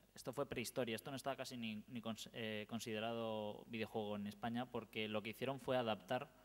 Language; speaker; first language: Spanish; native; Spanish